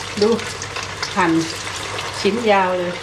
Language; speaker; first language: Thai; native; Thai